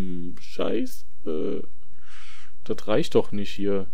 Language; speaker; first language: German; native; German